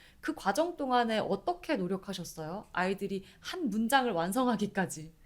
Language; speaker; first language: Korean; native; Korean